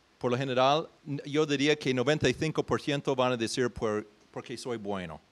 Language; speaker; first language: Spanish; non-native, fluent; English